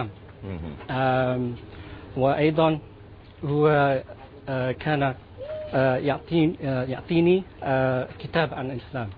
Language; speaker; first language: Arabic; non-native, learner; Filipino